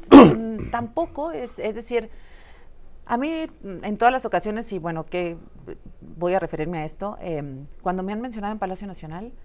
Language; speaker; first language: Spanish; native; Spanish